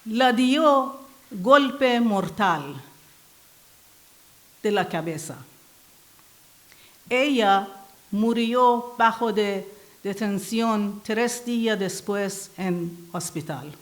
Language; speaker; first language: Spanish; non-native, learner; Persian